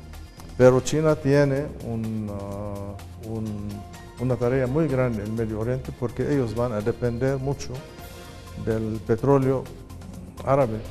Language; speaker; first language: Spanish; non-native, fluent; Arabic